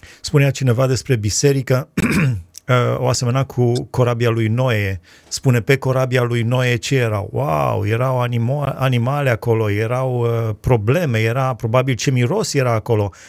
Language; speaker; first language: Romanian; native; Romanian